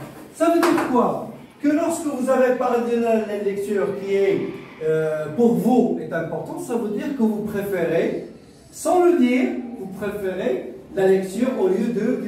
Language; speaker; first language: French; non-native, local second language; Arabic